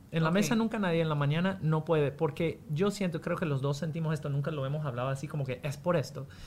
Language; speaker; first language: Spanish; non-native, fluent; English